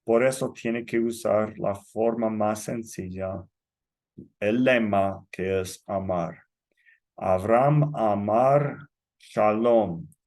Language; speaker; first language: Spanish; non-native, fluent; English